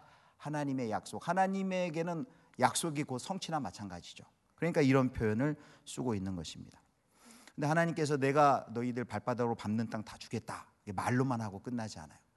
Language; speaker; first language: Korean; native; Korean